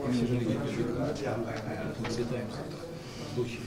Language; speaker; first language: Russian; native; Russian